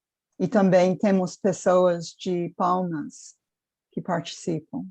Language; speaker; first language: Portuguese; non-native, fluent; English